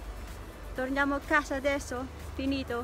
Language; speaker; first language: Italian; non-native, learner; Filipino